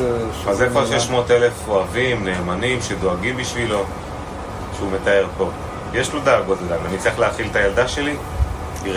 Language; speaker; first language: Hebrew; non-native, fluent; Russian